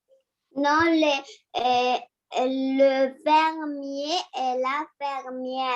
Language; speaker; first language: French; non-native, learner; Arabic